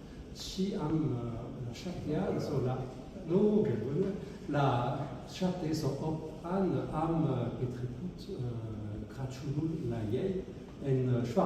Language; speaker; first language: Romanian; non-native, fluent; French